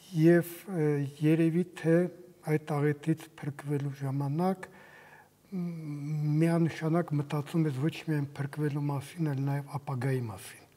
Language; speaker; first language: Armenian; native; Armenian